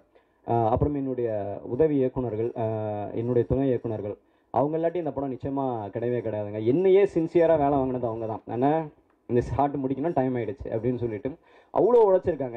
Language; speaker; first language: Tamil; native; Tamil